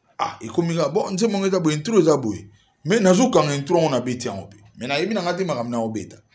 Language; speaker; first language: Lingala; native; Lingala